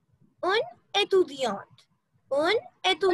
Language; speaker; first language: French; non-native, learner; Hindi